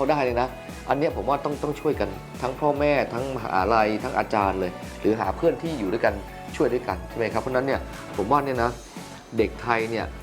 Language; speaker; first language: Thai; native; Thai